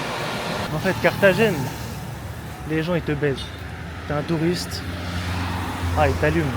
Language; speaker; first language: French; native; French